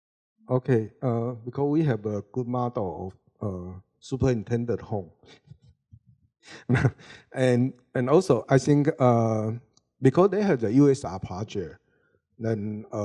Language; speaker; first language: English; non-native, learner; Chinese